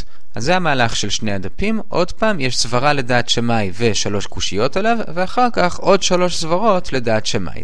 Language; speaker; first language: Hebrew; native; Hebrew